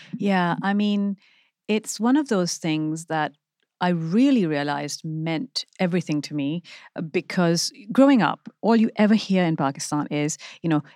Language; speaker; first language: English; non-native, local second language; Urdu